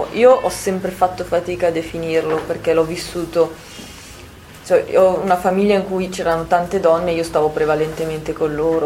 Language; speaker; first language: Italian; native; Italian